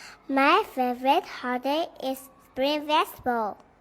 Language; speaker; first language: English; non-native, learner; Chinese